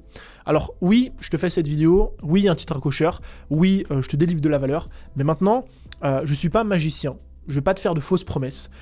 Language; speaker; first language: French; native; French